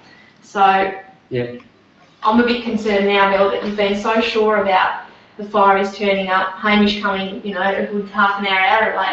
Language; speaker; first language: English; native; English